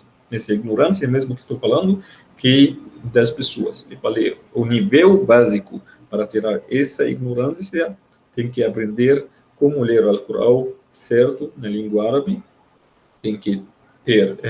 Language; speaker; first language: Portuguese; non-native, learner; Arabic